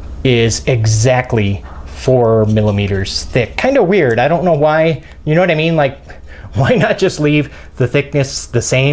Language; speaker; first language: English; native; English